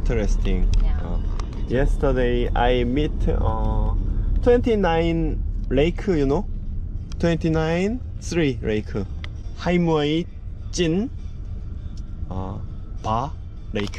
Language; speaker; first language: English; non-native, learner; Korean